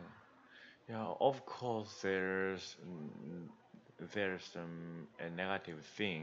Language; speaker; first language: English; non-native, learner; Korean